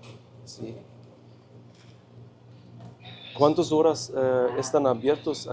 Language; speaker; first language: Spanish; non-native, fluent; German